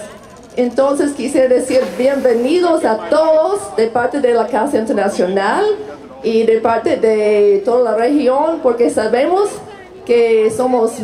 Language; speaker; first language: Spanish; non-native, fluent; English